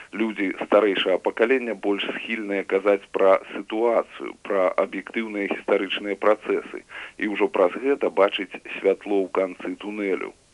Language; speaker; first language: Belarusian; native; Belarusian